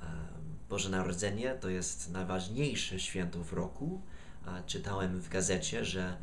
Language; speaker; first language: Polish; non-native, fluent; English